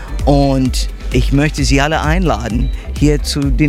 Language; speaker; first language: German; non-native, learner; English